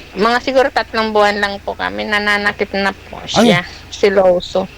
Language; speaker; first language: Filipino; native; Filipino